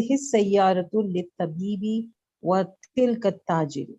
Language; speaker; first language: Arabic; non-native, learner; English